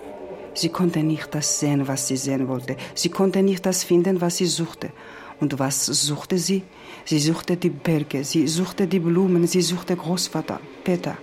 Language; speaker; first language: German; non-native, learner; Georgian